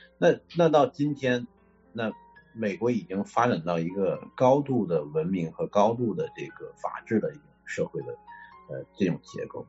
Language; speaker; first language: Chinese; native; Chinese